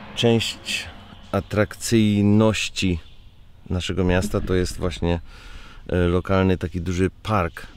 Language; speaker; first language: Polish; native; Polish